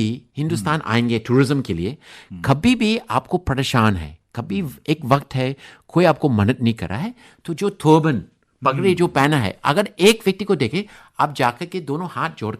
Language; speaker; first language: Hindi; non-native, fluent; English